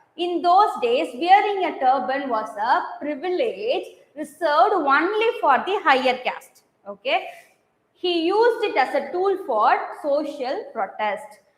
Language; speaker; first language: English; non-native, local second language; Tamil